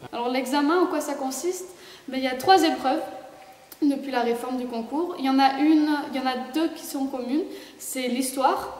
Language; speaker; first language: French; native; French